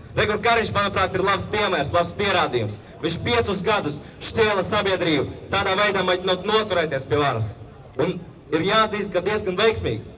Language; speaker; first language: Latvian; non-native, local second language; Russian